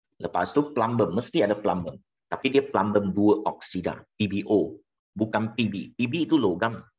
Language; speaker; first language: Malay; non-native, local second language; Chinese